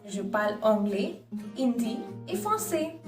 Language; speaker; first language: French; non-native, fluent; Hindi